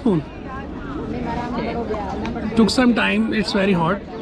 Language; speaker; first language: English; non-native, local second language; Hindi